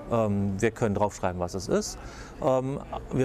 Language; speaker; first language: German; native; German